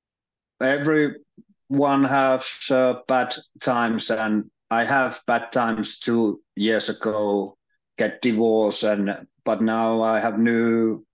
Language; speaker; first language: English; non-native, learner; Finnish